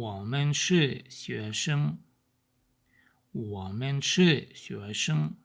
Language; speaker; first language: Chinese; non-native, learner; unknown